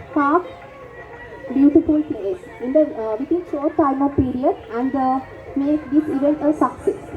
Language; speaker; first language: English; non-native, local second language; Sinhala